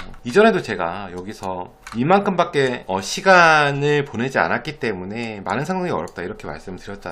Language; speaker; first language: Korean; native; Korean